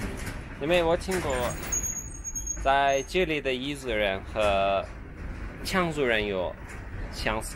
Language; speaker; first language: Chinese; non-native, learner; Turkish